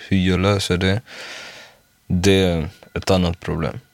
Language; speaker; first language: Swedish; early bilingual, other home language; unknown